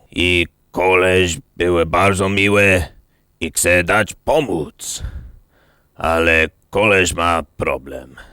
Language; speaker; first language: Polish; non-native, learner; English